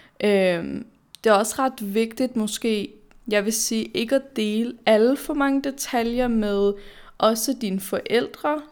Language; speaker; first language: Danish; early bilingual, other home language; Arabic